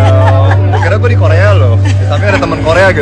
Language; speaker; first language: Indonesian; native; Indonesian